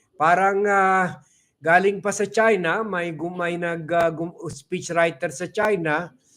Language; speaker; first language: Filipino; non-native, local second language; Cebuano